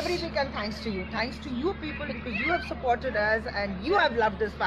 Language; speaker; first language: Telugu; non-native, learner; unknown